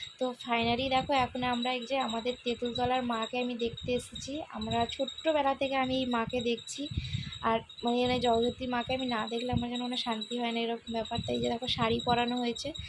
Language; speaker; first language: Bangla; non-native, local second language; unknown